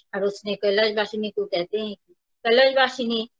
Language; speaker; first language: Hindi; non-native, local second language; Bangla